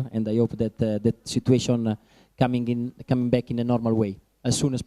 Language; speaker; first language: English; non-native, learner; Italian